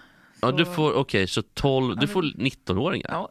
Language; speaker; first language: Swedish; native; Swedish